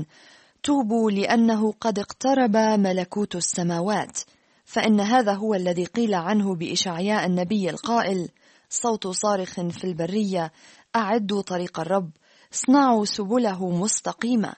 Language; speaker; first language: Arabic; native; Arabic